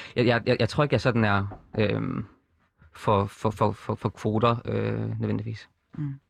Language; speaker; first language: Danish; native; Danish